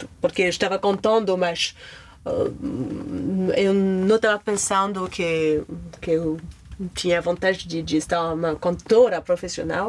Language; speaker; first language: Portuguese; non-native, learner; French